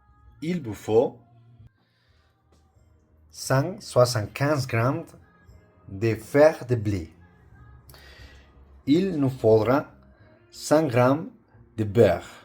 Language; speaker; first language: French; non-native, learner; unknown